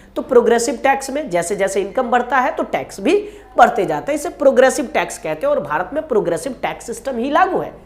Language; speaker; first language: Hindi; native; Hindi